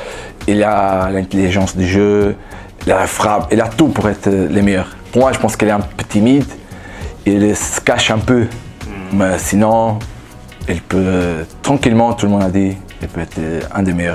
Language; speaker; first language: French; non-native, fluent; Portuguese